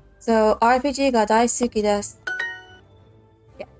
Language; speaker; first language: Japanese; non-native, learner; English